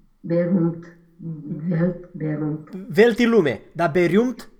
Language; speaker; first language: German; non-native, fluent; Romanian